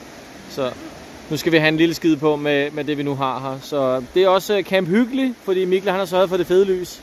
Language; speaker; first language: Danish; native; Danish